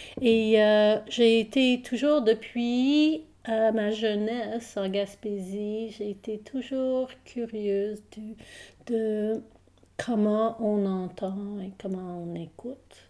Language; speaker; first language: French; non-native, local second language; English